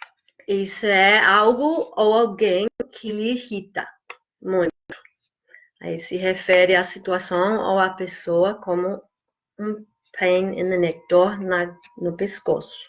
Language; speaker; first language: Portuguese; non-native, fluent; English